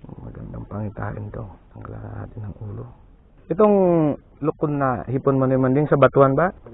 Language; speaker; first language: Filipino; non-native, local second language; Bikol